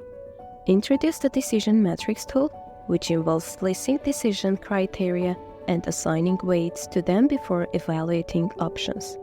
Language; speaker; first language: English; non-native, fluent; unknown